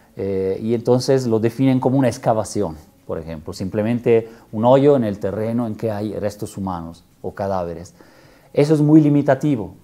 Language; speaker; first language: Spanish; non-native, fluent; Italian